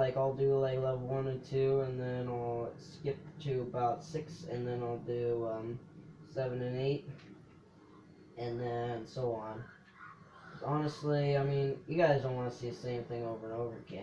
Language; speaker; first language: English; native; English